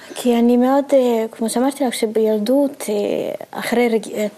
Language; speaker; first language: Hebrew; early bilingual, other home language; Russian